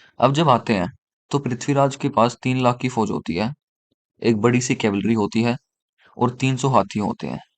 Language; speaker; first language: Hindi; native; Hindi